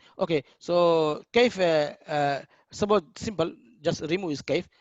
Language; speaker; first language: English; non-native, learner; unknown